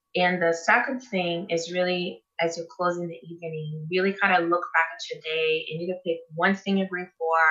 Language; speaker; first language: English; non-native, fluent; Portuguese